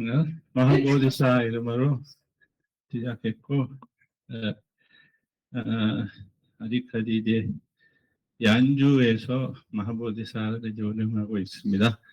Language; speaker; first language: Korean; non-native, fluent; Sinhala